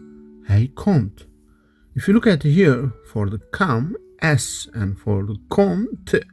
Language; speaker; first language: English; non-native, fluent; Kurdish